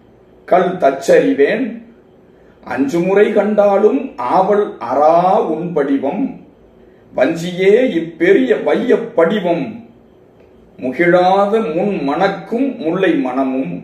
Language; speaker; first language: Tamil; native; Tamil